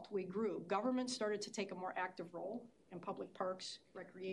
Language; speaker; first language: English; native; English